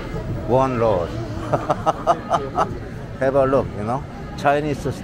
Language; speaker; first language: English; non-native, learner; Korean